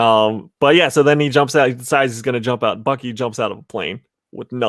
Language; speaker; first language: English; native; English